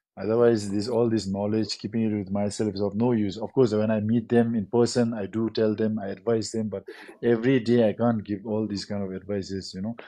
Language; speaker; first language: English; non-native, local second language; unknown